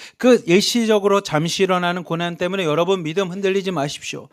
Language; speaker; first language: Korean; native; Korean